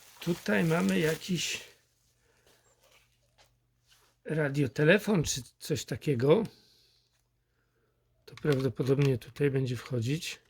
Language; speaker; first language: Polish; native; Polish